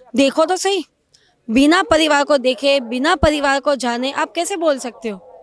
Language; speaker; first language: Hindi; non-native, local second language; Gujarati